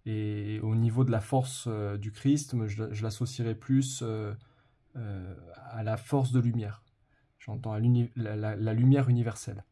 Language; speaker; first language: French; native; French